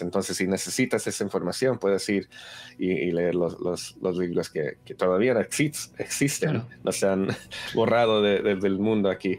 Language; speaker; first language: Spanish; early bilingual, heritage; Spanish